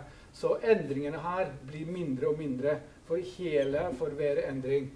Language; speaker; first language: Norwegian; non-native, fluent; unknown